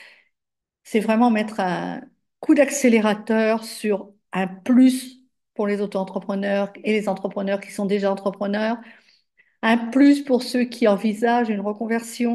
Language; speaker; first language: French; native; French